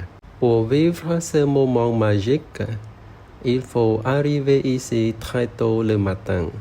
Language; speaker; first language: French; non-native, learner; Khmer